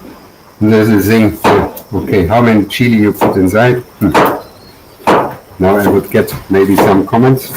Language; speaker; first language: English; non-native, learner; German